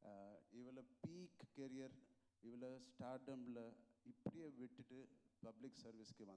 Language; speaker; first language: Tamil; non-native, local second language; Telugu